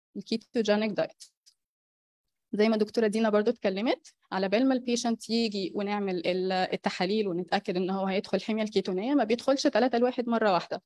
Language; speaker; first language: Arabic; native; Arabic